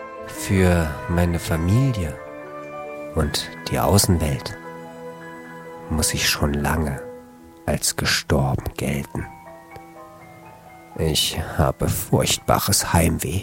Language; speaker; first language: German; native; German